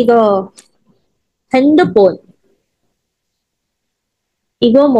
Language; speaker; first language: Korean; non-native, fluent; Filipino